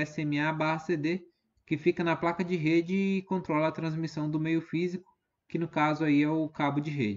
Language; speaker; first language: Portuguese; native; Portuguese